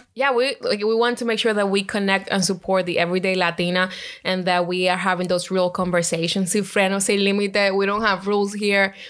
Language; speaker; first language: English; non-native, fluent; Spanish